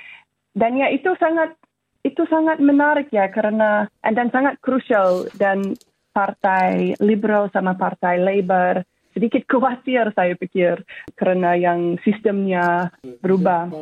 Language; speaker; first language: Indonesian; non-native, fluent; English